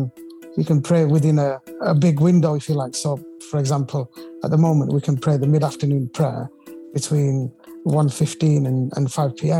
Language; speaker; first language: English; native; English